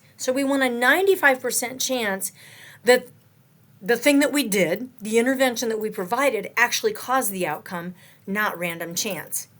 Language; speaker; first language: English; native; English